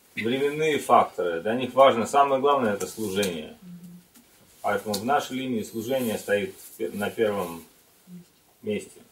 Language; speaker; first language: Russian; native; Russian